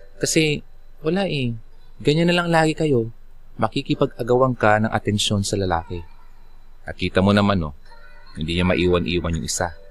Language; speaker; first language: Filipino; non-native, local second language; Bikol